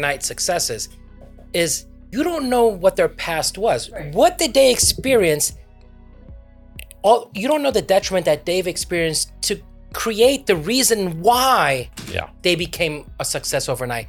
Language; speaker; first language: English; non-native, fluent; French